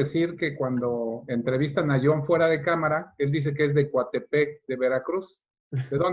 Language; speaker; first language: Spanish; native; Spanish